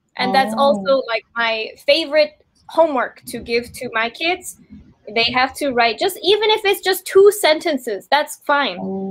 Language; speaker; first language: English; non-native, fluent; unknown